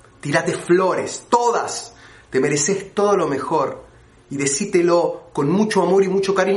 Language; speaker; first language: Spanish; native; Spanish